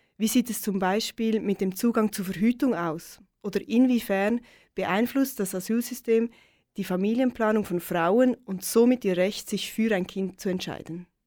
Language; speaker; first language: German; native; German